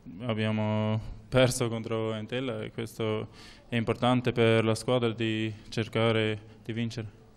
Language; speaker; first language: Italian; non-native, learner; Albanian